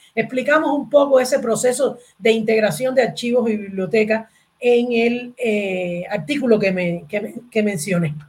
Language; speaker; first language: Spanish; native; Spanish